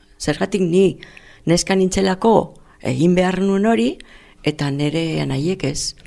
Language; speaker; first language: Basque; non-native, local second language; Spanish